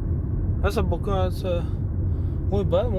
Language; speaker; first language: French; non-native, learner; Polish